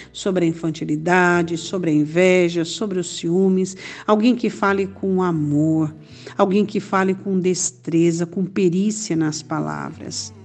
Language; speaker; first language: Portuguese; native; Portuguese